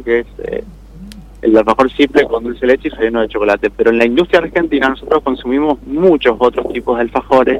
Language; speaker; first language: Spanish; native; Spanish